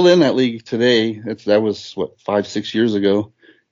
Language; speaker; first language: English; native; English